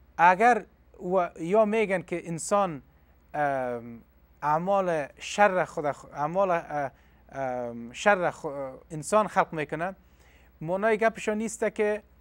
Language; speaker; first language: Persian; non-native, local second language; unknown